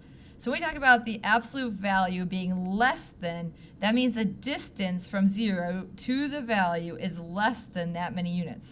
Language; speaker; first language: English; native; English